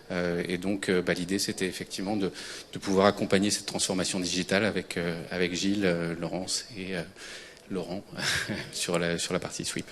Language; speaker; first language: French; native; French